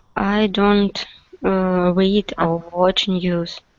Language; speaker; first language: English; non-native, learner; Russian